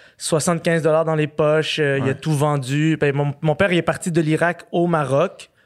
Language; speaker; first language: French; early bilingual, other home language; Arabic